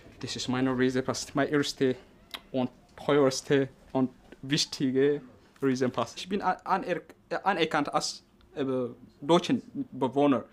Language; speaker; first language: German; non-native, learner; Tigrinya